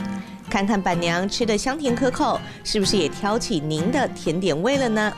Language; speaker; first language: Chinese; native; Chinese